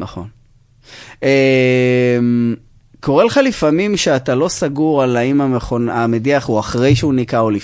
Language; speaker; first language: Hebrew; native; Hebrew